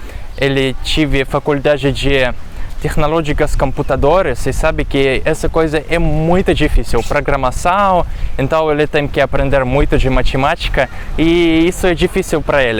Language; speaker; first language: Portuguese; non-native, fluent; Russian